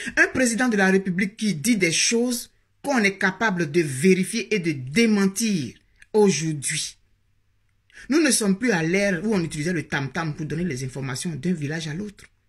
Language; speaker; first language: French; native; French